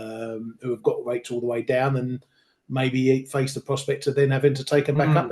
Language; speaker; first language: English; native; English